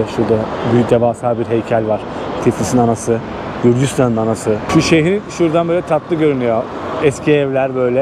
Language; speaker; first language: Turkish; native; Turkish